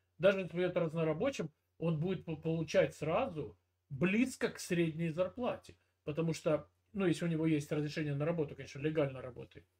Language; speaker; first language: Russian; native; Russian